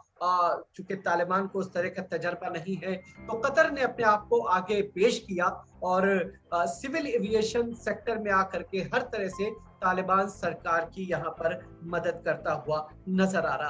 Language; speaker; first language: Hindi; native; Hindi